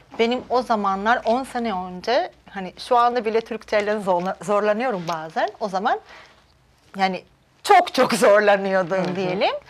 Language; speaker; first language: Turkish; non-native, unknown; Georgian